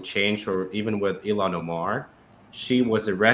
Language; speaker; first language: English; non-native, fluent; Russian